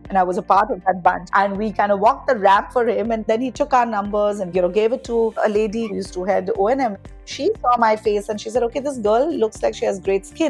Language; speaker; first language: English; non-native, local second language; Hindi